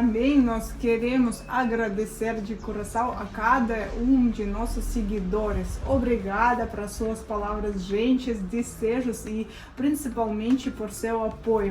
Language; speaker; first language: Portuguese; non-native, fluent; Russian